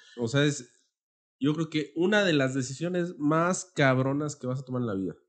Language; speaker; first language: Spanish; native; Spanish